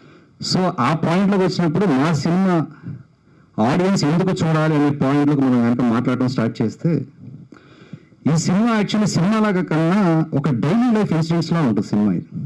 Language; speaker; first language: Telugu; native; Telugu